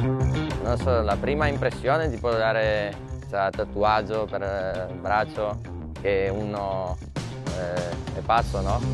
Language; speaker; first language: Italian; non-native, fluent; Slovak